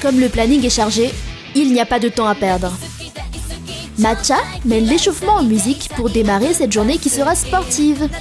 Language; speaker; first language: French; native; French